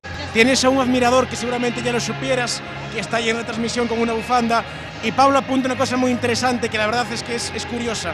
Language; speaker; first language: Spanish; native; Spanish